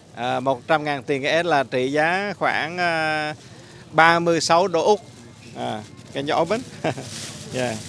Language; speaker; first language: Vietnamese; native; Vietnamese